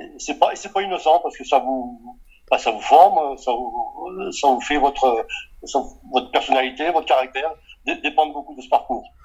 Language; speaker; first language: French; early bilingual, other home language; Portuguese